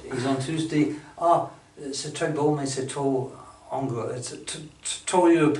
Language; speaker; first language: French; non-native, fluent; English